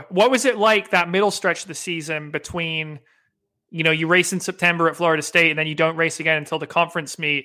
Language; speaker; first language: English; native; English